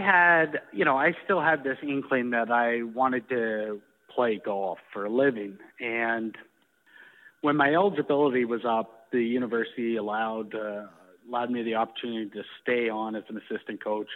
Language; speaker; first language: English; native; English